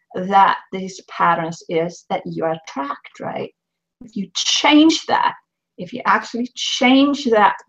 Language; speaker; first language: English; non-native, fluent; Swedish